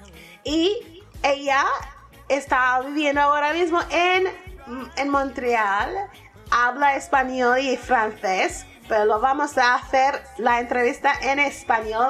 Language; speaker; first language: Spanish; non-native, fluent; French